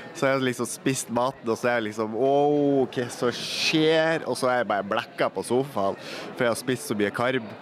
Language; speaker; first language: Norwegian; native; Norwegian